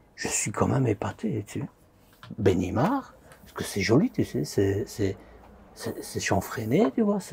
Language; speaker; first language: French; native; French